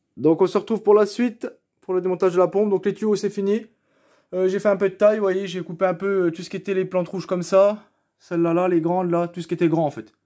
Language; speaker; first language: French; native; French